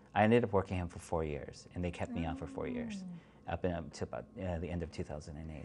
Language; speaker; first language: English; native; English